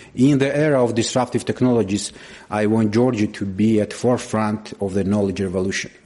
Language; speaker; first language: English; non-native, fluent; Georgian